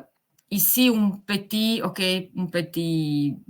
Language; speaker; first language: French; non-native, fluent; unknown